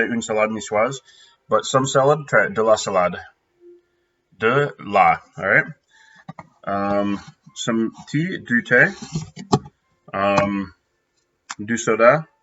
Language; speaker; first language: French; non-native, fluent; English